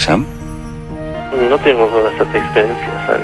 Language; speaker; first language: Spanish; non-native, learner; Arabic